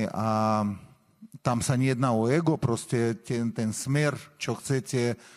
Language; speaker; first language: Slovak; non-native, fluent; Armenian